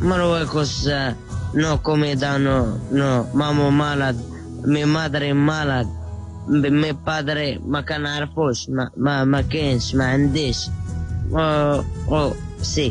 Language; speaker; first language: Spanish; non-native, learner; Arabic